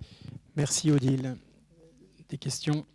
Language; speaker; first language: French; native; French